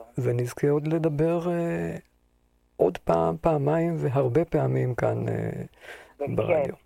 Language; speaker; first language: Hebrew; native; Hebrew